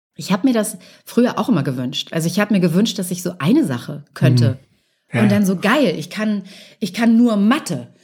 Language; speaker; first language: German; native; German